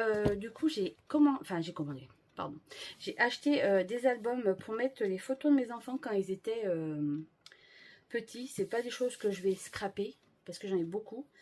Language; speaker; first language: French; native; French